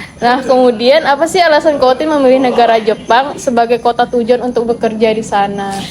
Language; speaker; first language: Indonesian; native; Indonesian